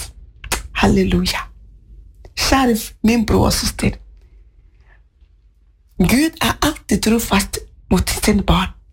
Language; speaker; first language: Norwegian; non-native, fluent; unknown